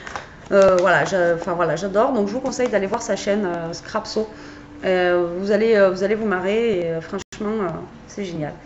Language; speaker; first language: French; native; French